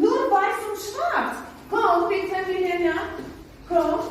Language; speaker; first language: German; non-native, learner; Armenian